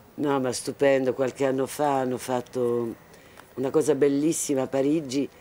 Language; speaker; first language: Italian; non-native, fluent; Arabic